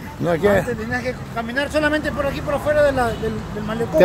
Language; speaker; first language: Spanish; native; Spanish